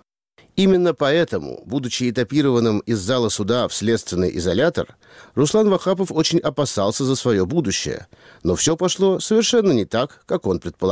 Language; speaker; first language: Russian; native; Russian